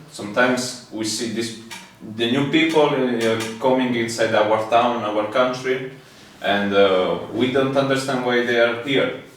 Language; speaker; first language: English; non-native, fluent; Italian